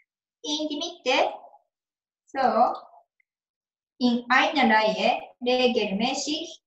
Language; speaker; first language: German; non-native, learner; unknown